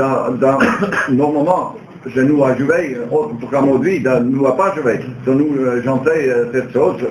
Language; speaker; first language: French; non-native, learner; Dutch